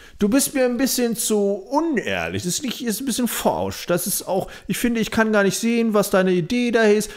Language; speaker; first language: German; native; German